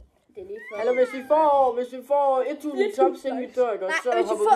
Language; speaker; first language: Danish; native; Danish